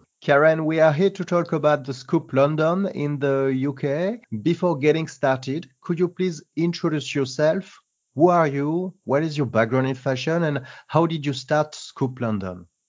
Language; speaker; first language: English; non-native, fluent; French